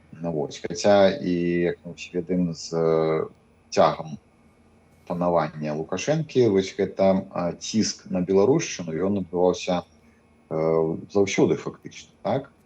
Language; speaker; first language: Belarusian; native; Belarusian